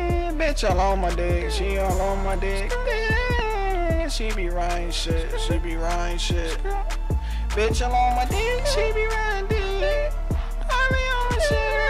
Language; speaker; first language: English; native; English